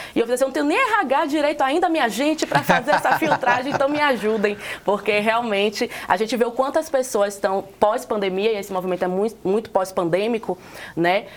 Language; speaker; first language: Portuguese; native; Portuguese